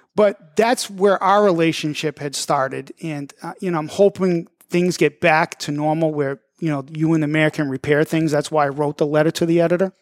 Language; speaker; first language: English; early bilingual, other home language; Italian